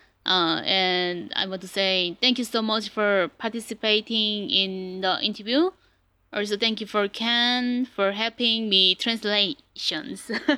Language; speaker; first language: English; non-native, learner; Korean